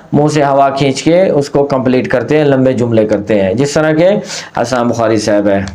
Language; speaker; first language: Urdu; non-native, local second language; Punjabi